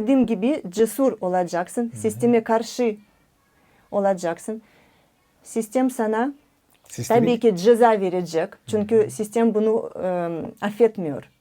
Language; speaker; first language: Turkish; non-native, learner; Russian